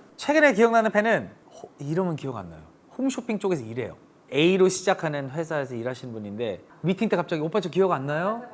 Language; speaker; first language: Korean; early bilingual, heritage; English